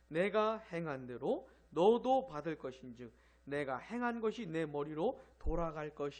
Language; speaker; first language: Korean; native; Korean